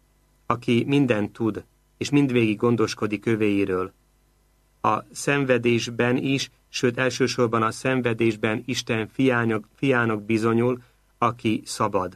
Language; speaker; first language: Hungarian; native; Hungarian